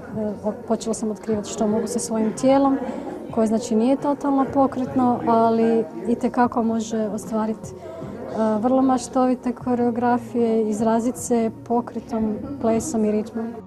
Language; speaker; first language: Bosnian; native; Bosnian